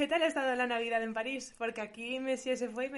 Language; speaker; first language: Spanish; native; Spanish